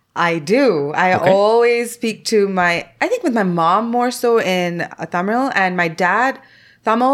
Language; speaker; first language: English; non-native, local second language; Tamil